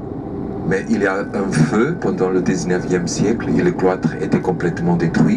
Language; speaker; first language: French; non-native, fluent; Portuguese